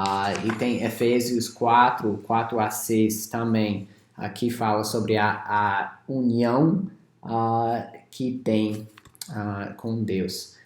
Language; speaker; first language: Portuguese; non-native, fluent; English